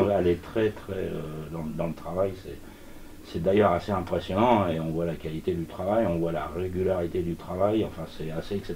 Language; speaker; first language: French; native; French